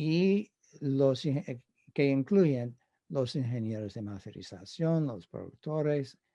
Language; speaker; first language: Spanish; non-native, fluent; English